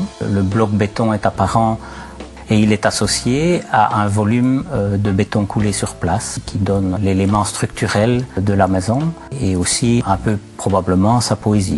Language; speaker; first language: French; native; French